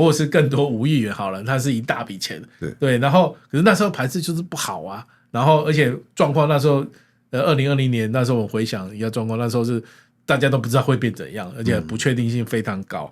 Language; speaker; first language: Chinese; native; Chinese